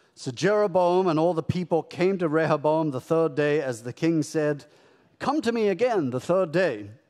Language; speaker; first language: English; native; English